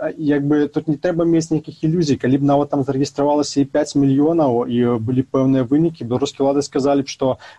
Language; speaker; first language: Belarusian; native; Belarusian